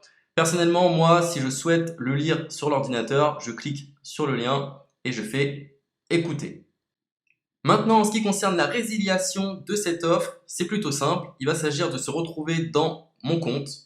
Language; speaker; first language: French; native; French